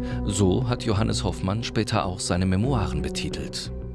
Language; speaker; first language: German; native; German